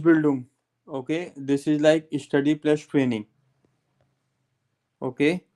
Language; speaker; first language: English; non-native, local second language; Hindi